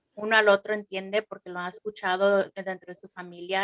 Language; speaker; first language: Spanish; early bilingual, heritage; Spanish